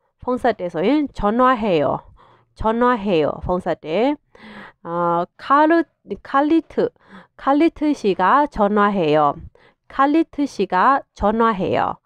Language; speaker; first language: Korean; non-native, fluent; Burmese